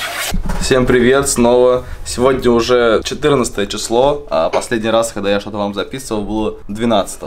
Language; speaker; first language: Russian; native; Russian